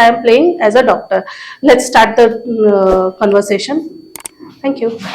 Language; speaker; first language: English; non-native, learner; Hindi